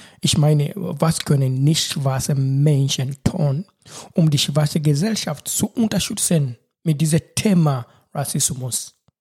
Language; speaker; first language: German; non-native, learner; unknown